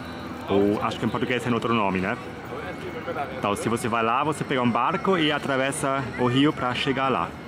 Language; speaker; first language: Portuguese; non-native, fluent; German